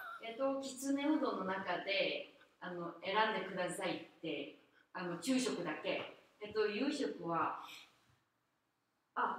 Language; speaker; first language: Japanese; non-native, fluent; Korean